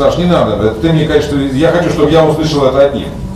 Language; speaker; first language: Russian; native; Russian